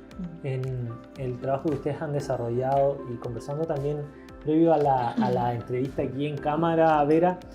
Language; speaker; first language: Spanish; native; Spanish